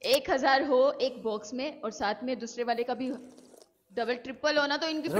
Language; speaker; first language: Urdu; native; Urdu